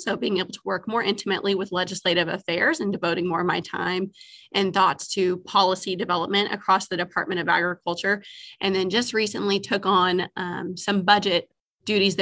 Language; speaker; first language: English; native; English